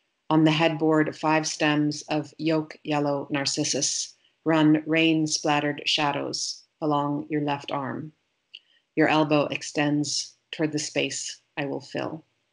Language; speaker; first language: English; native; English